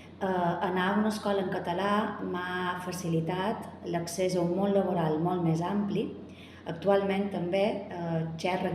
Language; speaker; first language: Catalan; non-native, local second language; Spanish